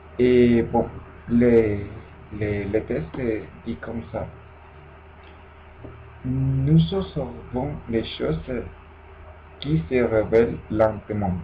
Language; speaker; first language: French; non-native, learner; Spanish